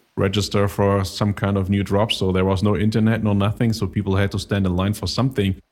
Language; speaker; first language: English; non-native, fluent; German